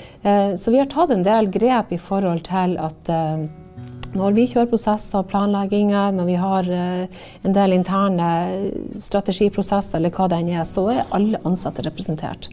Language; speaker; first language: Norwegian; native; Norwegian